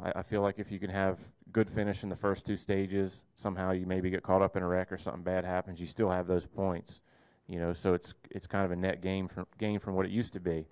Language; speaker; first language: English; native; English